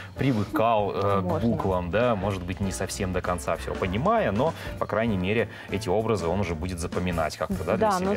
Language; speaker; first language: Russian; native; Russian